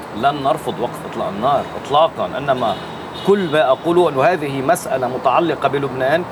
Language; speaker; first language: Arabic; native; Arabic